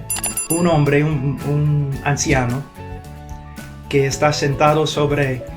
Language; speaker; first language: Spanish; non-native, fluent; English